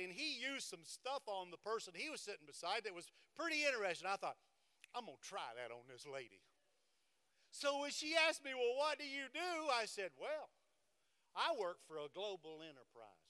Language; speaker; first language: English; native; English